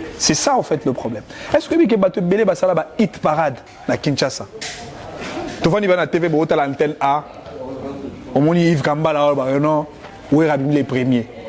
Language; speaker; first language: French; non-native, local second language; Lingala